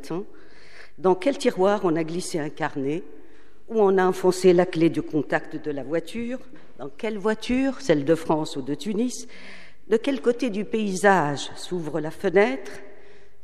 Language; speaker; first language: French; non-native, local second language; Arabic